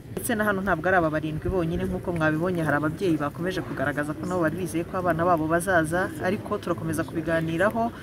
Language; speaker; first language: Kinyarwanda; native; Kinyarwanda